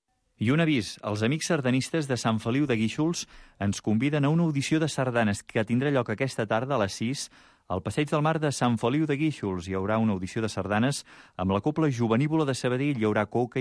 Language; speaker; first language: Catalan; native; Catalan